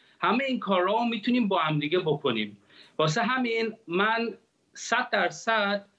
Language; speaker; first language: Persian; early bilingual, heritage; Persian